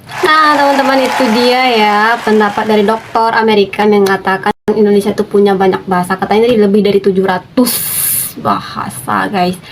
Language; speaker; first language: Indonesian; native; Indonesian